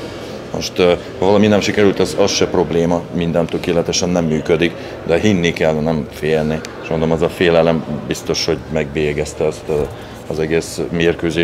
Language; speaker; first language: Hungarian; non-native, fluent; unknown